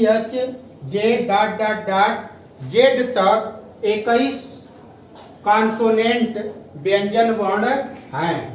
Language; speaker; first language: Hindi; native; Hindi